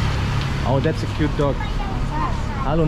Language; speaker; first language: English; non-native, fluent; German